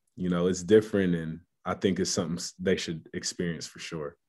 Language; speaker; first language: English; native; English